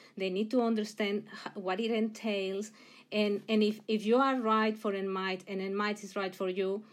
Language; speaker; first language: English; non-native, fluent; Spanish